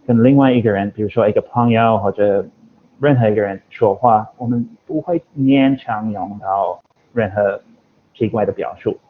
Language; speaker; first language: Chinese; non-native, fluent; English